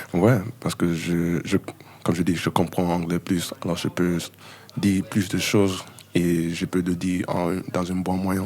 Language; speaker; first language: French; non-native, learner; English